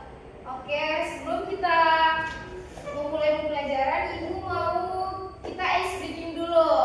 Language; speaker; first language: Indonesian; native; Indonesian